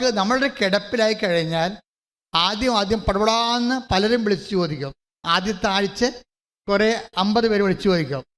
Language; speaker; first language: Malayalam; native; Malayalam